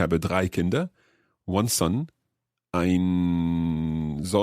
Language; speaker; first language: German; non-native, learner; English